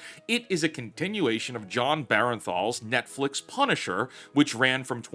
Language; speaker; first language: English; native; English